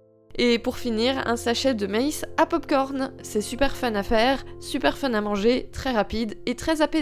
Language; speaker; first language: French; native; French